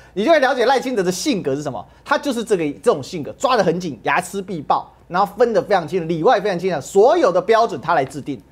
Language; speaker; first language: Chinese; native; Chinese